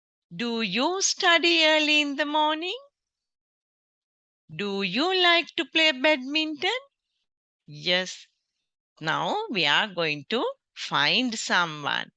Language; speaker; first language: English; non-native, local second language; Sinhala